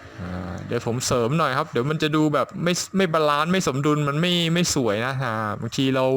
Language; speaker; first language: Thai; native; Thai